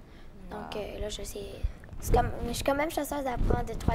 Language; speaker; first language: French; early bilingual, other home language; Spanish